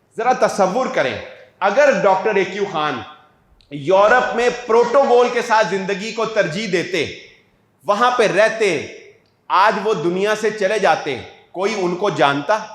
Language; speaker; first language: Urdu; native; Urdu